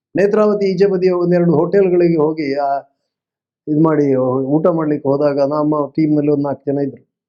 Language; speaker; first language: Kannada; non-native, local second language; Tulu